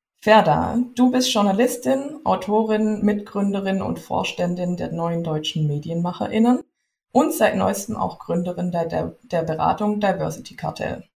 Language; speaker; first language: German; native; German